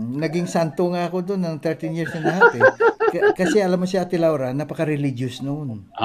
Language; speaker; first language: Filipino; non-native, local second language; Cebuano